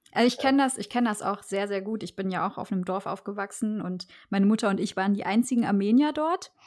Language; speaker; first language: German; early bilingual, other home language; Armenian